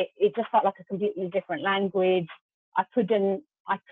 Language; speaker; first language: English; non-native, local second language; Gujarati